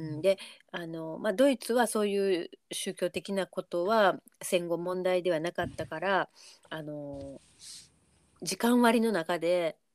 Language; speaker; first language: Japanese; native; Japanese